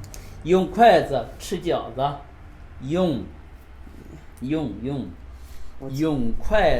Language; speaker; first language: Chinese; non-native, learner; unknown